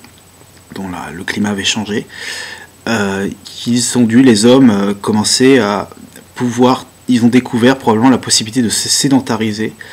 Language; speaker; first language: French; native; French